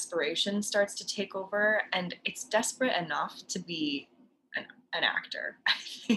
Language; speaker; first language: English; native; English